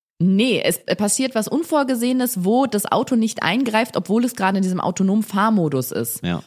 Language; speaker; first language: German; early bilingual, other home language; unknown